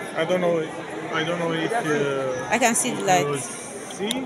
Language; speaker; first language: English; non-native, learner; Romanian